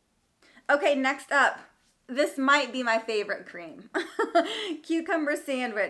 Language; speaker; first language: English; native; English